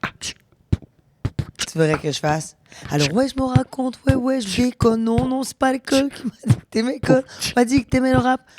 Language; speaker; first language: French; native; French